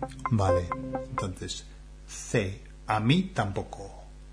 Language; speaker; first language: Spanish; non-native, fluent; English